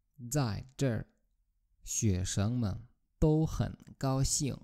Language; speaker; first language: Chinese; non-native, fluent; Polish